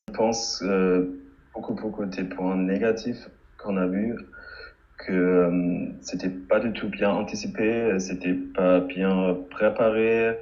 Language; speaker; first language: French; non-native, fluent; German